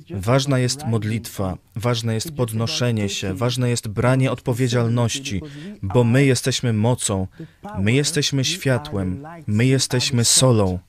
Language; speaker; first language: Polish; non-native, fluent; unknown